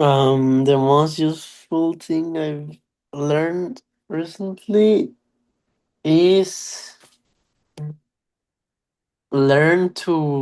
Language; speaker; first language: English; non-native, learner; Spanish